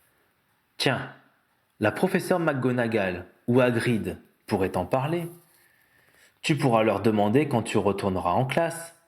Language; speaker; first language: French; native; French